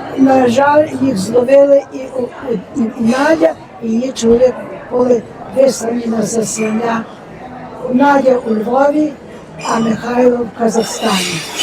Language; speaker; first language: Ukrainian; early bilingual, heritage; Ukrainian